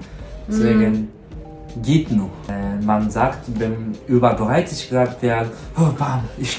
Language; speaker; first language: German; non-native, learner; Japanese